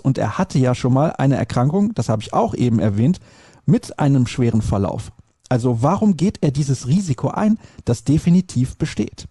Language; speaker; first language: German; native; German